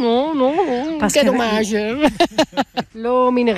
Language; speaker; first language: French; non-native, learner; Dutch